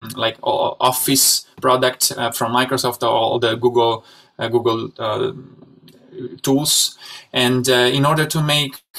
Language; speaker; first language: English; non-native, fluent; Italian